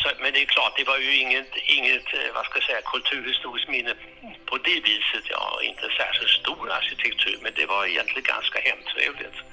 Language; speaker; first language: Swedish; early bilingual, heritage; Swedish